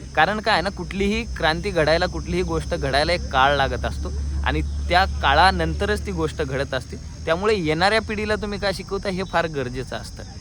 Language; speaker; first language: Marathi; non-native, local second language; Lambadi